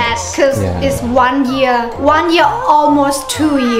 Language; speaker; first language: English; non-native, learner; Thai